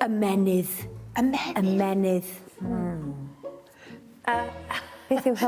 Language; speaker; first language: Welsh; native; Welsh